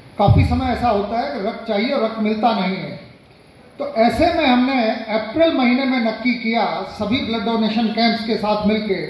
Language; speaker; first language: Hindi; native; Hindi